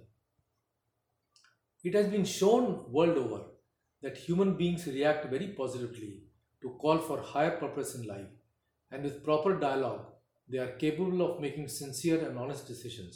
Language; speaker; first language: English; non-native, local second language; Hindi